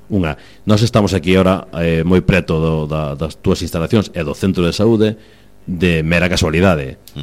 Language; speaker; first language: Galician; native; Galician